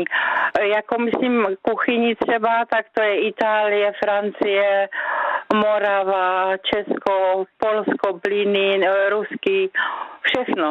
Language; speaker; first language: Czech; native; Czech